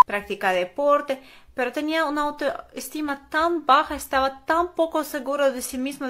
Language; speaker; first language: Spanish; non-native, fluent; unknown